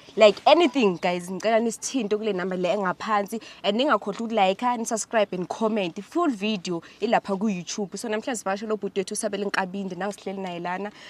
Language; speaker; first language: Zulu; non-native, local second language; Southern Sotho